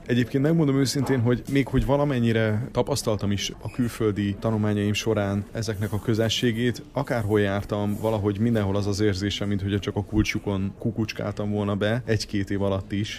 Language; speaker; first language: Hungarian; native; Hungarian